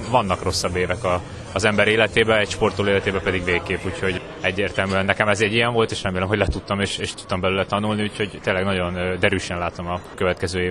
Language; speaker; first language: Hungarian; native; Hungarian